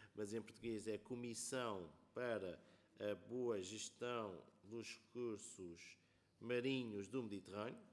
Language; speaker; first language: Portuguese; native; Portuguese